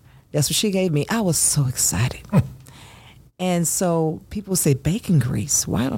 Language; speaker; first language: English; native; English